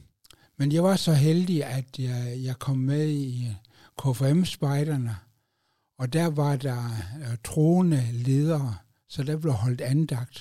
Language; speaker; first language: Danish; native; Danish